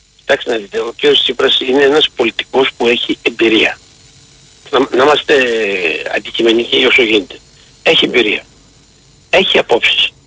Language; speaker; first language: Greek; native; Greek